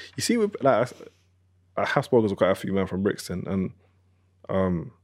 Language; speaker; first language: English; early bilingual, other home language; Yoruba